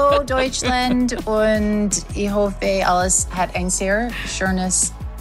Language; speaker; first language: German; non-native, learner; English